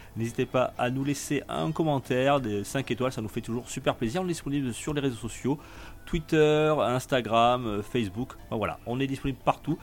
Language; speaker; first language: French; native; French